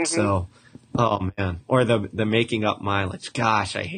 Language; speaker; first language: English; native; English